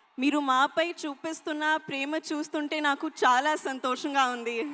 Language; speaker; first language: Telugu; non-native, learner; Hindi